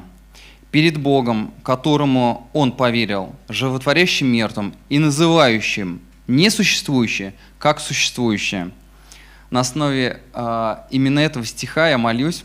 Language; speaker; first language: Russian; native; Russian